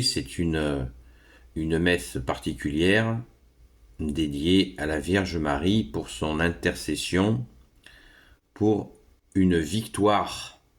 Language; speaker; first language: French; native; French